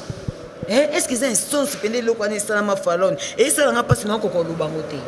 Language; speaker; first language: French; non-native, local second language; Lingala